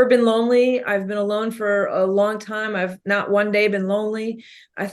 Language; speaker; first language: English; native; English